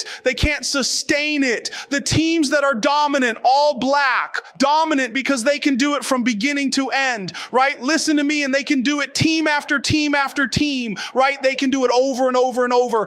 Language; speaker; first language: English; native; English